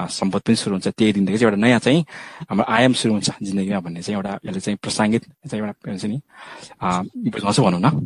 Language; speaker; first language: Nepali; non-native, local second language; Newari